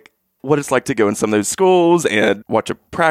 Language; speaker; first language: English; native; English